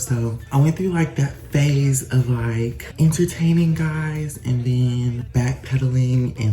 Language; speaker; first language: English; native; English